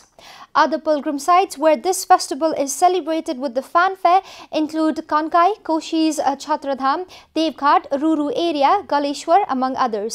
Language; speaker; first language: English; non-native, local second language; Nepali